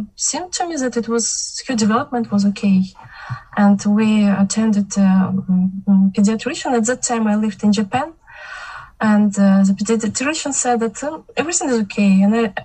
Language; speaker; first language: English; non-native, fluent; Kazakh